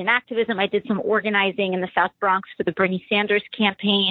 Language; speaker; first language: English; native; English